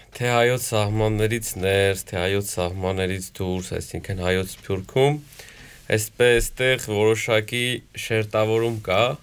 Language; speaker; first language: Armenian; native; Armenian